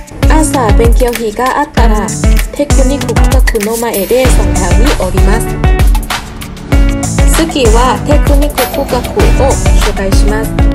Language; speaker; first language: Japanese; non-native, learner; Thai